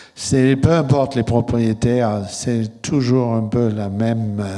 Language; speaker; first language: French; non-native, fluent; German